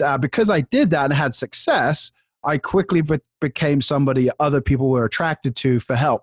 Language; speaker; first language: English; native; English